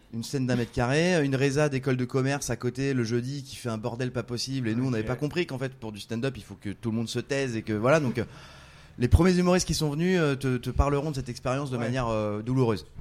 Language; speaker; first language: French; native; French